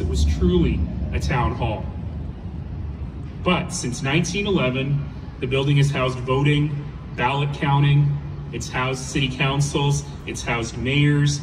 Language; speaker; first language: English; native; English